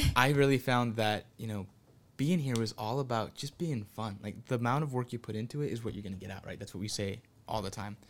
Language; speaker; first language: English; native; English